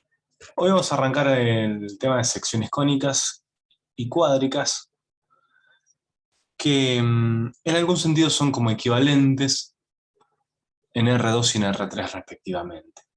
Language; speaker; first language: Spanish; native; Spanish